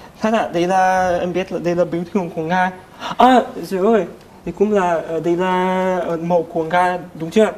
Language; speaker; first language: Vietnamese; non-native, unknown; Russian